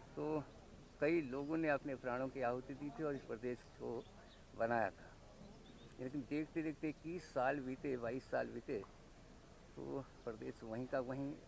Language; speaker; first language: Hindi; native; Hindi